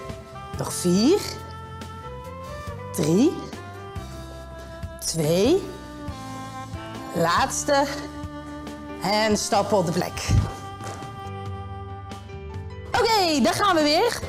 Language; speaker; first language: Dutch; native; Dutch